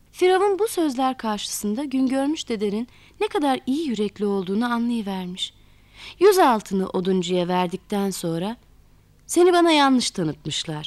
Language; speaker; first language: Turkish; native; Turkish